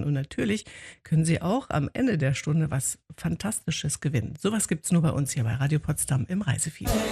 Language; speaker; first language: German; native; German